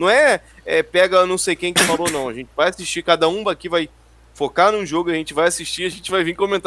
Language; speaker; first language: Portuguese; native; Portuguese